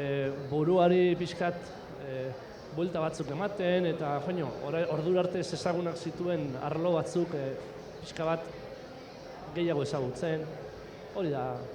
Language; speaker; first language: Basque; native; Basque